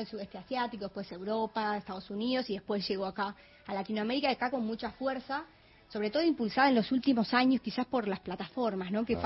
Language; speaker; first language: Spanish; native; Spanish